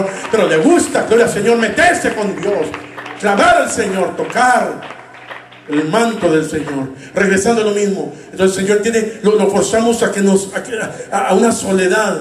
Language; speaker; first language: Spanish; native; Spanish